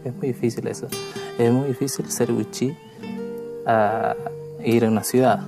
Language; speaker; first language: Spanish; non-native, local second language; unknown